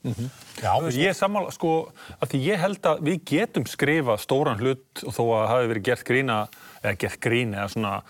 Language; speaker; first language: Icelandic; native; Icelandic